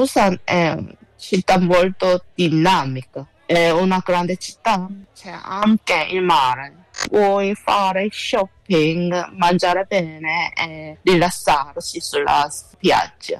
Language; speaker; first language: Italian; non-native, learner; Korean